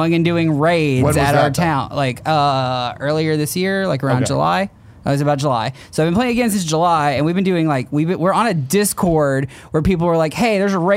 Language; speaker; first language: English; native; English